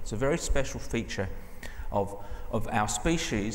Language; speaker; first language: English; native; English